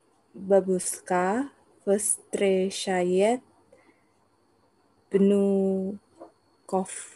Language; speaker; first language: Russian; non-native, learner; Indonesian